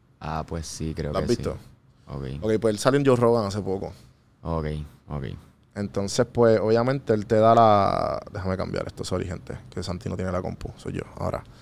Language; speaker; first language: Spanish; native; Spanish